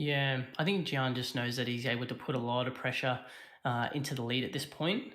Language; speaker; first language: English; native; English